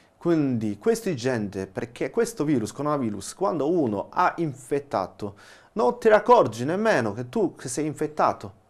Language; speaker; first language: Italian; non-native, learner; Chinese